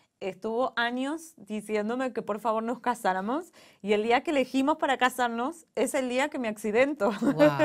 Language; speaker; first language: Spanish; native; Spanish